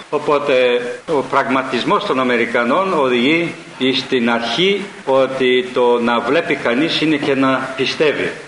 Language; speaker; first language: Greek; early bilingual, heritage; Greek